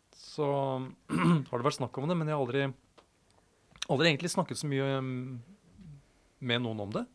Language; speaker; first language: Norwegian; native; Norwegian